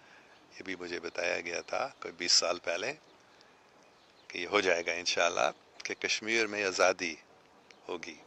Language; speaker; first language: Hindi; non-native, fluent; English